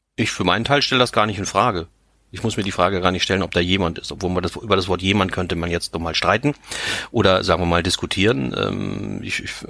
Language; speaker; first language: German; native; German